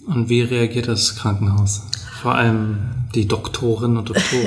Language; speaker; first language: German; native; German